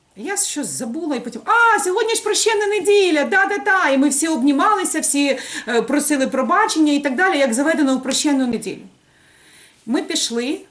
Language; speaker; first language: Ukrainian; native; Ukrainian